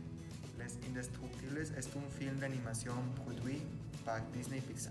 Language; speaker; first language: French; non-native, learner; Spanish